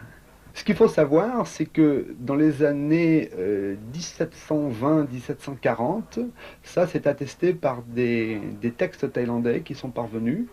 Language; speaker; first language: French; native; French